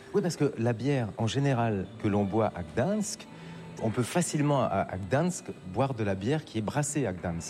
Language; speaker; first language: French; native; French